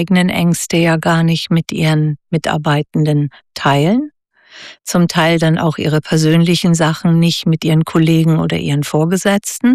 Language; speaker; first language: German; native; German